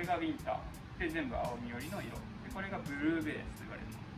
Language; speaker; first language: Japanese; native; Japanese